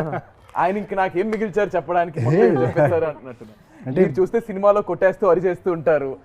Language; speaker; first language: Telugu; native; Telugu